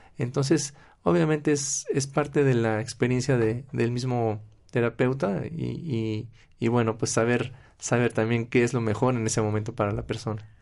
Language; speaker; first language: Spanish; native; Spanish